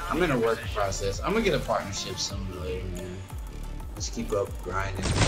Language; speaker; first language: English; native; English